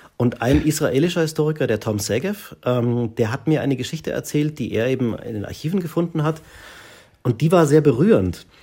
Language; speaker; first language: German; native; German